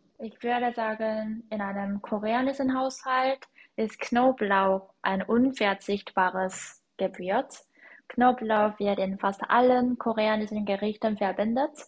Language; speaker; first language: German; non-native, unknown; Korean